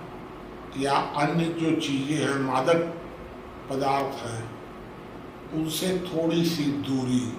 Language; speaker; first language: Hindi; native; Hindi